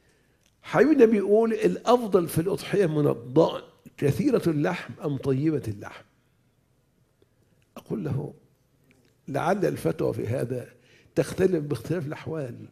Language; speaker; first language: Arabic; native; Arabic